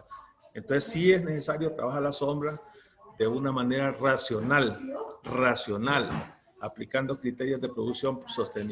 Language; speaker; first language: Spanish; native; Spanish